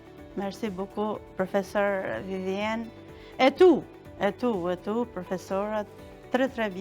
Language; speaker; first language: French; non-native, learner; Albanian